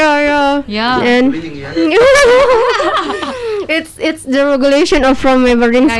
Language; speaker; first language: English; non-native, learner; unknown